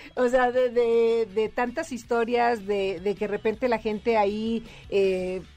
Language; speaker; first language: Spanish; native; Spanish